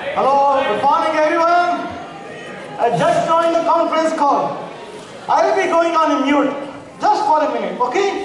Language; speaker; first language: English; non-native, local second language; Kannada